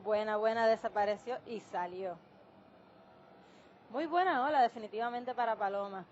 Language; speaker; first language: Spanish; native; Spanish